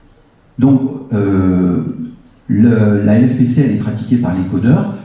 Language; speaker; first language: French; native; French